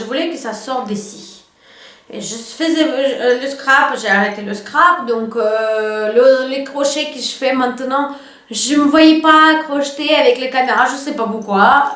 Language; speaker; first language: French; non-native, fluent; Russian